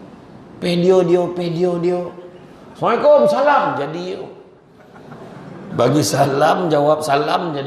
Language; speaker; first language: Malay; native; Malay